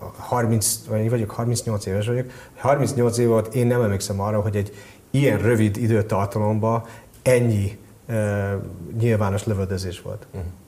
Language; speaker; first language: Hungarian; early bilingual, heritage; Hungarian